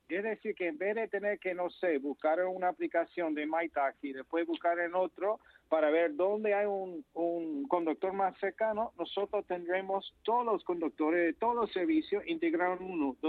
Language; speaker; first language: Spanish; non-native, fluent; English